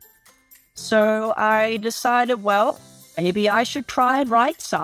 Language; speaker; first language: English; native; English